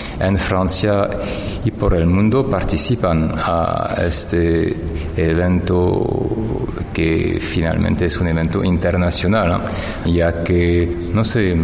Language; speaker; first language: Spanish; non-native, fluent; French